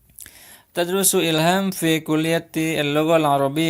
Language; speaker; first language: Arabic; non-native, fluent; Indonesian